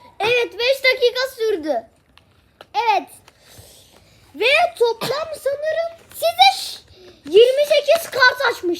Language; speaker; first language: Turkish; native; Turkish